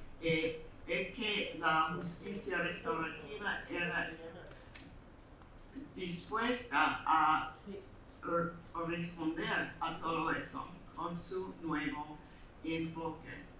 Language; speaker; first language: Spanish; non-native, fluent; English